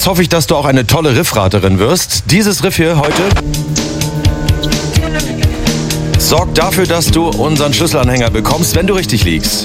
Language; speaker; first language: German; native; German